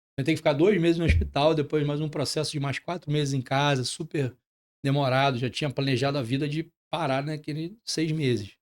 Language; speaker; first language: Portuguese; native; Portuguese